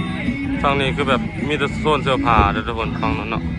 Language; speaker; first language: Thai; non-native, local second language; Northeastern Thai